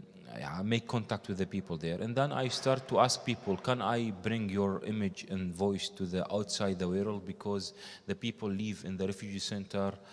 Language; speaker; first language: English; non-native, learner; Arabic